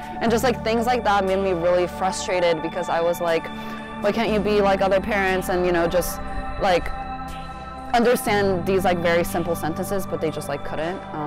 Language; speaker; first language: English; early bilingual, other home language; Korean